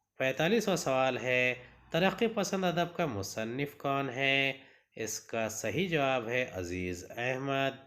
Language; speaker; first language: Urdu; native; Urdu